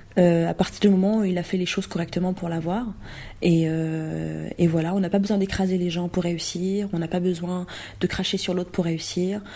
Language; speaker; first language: French; native; French